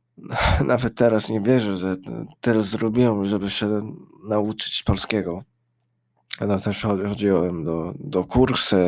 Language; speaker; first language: Polish; early bilingual, heritage; English